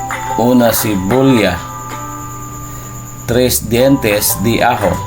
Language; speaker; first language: Spanish; non-native, learner; Filipino